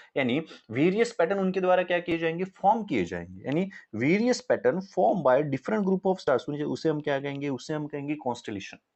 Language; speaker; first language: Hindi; non-native, local second language; Marathi